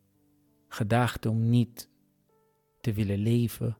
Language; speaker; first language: Dutch; non-native, fluent; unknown